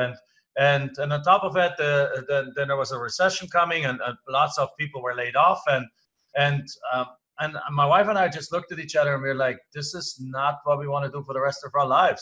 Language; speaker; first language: English; non-native, fluent; German